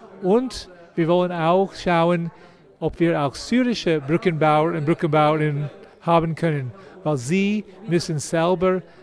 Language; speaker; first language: German; non-native, fluent; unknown